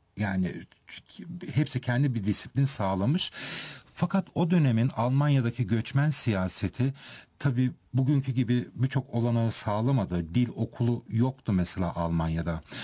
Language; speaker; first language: Turkish; early bilingual, heritage; Turkish